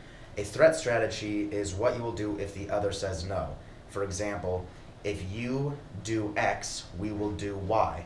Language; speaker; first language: English; native; English